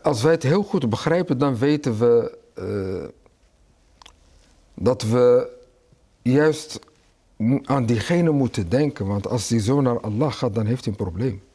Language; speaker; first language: Dutch; early bilingual, other home language; Arabic